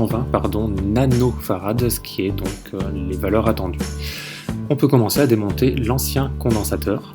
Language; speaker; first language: French; native; French